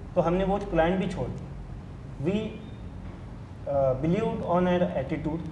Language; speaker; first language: Hindi; non-native, local second language; Marathi